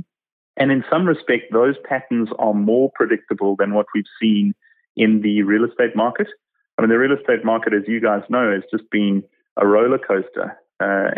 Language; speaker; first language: English; native; English